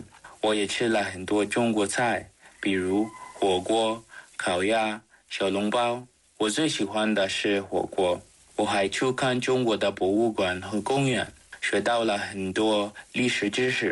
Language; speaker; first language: Chinese; non-native, fluent; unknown